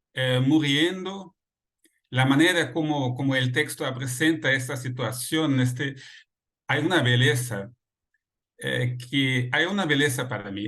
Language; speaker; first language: Spanish; non-native, fluent; Portuguese